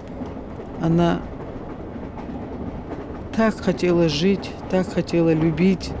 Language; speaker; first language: Russian; native; Russian